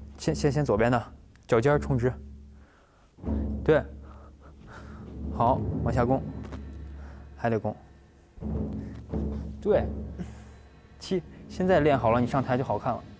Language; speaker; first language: Chinese; native; Chinese